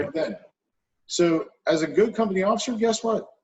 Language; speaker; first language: English; native; English